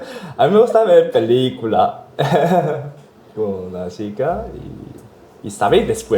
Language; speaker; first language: Spanish; non-native, learner; Korean